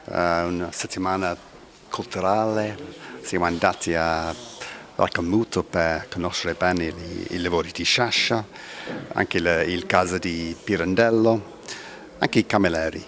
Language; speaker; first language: Italian; non-native, learner; English